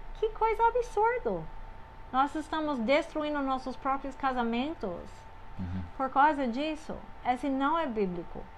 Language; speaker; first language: Portuguese; non-native, fluent; English